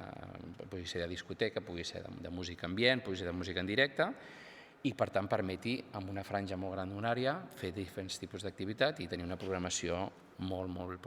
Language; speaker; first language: Catalan; native; Catalan